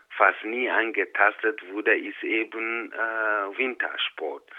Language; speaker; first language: German; non-native, fluent; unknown